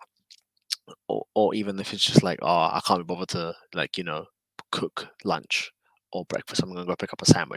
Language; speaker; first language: English; native; English